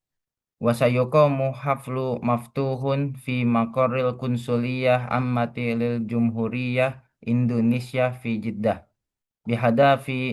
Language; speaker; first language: Arabic; non-native, learner; Indonesian